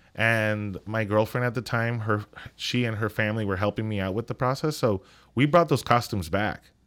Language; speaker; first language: English; non-native, fluent; Spanish